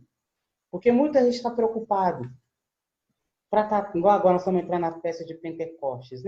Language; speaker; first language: Portuguese; native; Portuguese